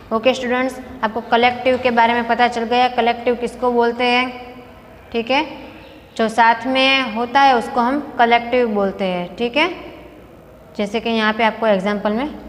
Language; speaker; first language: Hindi; non-native, local second language; Gujarati